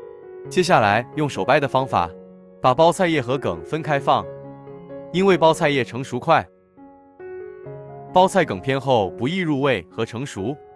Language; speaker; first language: Chinese; native; Chinese